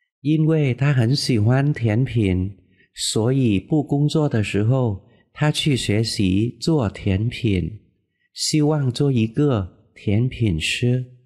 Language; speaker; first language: Chinese; non-native, fluent; Vietnamese